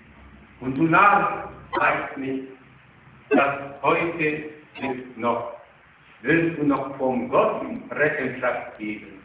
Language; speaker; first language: German; non-native, fluent; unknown